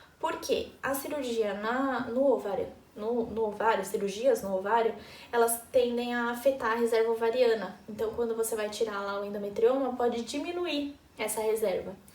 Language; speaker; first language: Portuguese; native; Portuguese